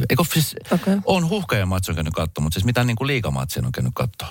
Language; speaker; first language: Finnish; early bilingual, other home language; Spanish